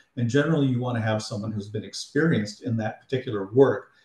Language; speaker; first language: English; native; English